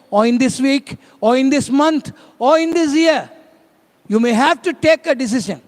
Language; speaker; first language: English; non-native, local second language; Tamil